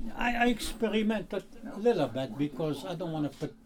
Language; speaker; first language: English; non-native, learner; Armenian